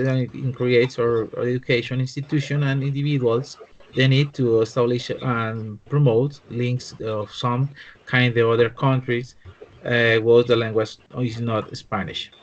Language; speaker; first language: English; non-native, learner; Spanish